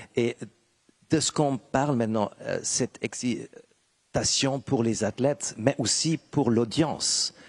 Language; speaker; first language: French; non-native, fluent; German